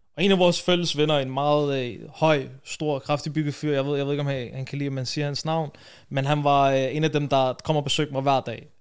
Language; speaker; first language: Danish; early bilingual, other home language; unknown